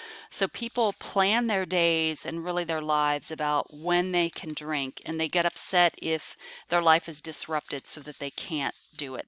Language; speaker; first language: English; native; English